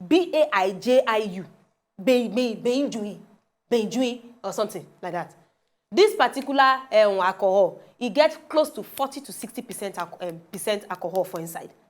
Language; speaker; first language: Nigerian Pidgin; non-native, local second language; Yoruba